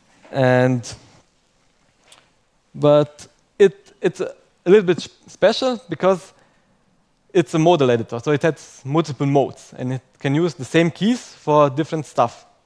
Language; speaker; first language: English; non-native, fluent; Croatian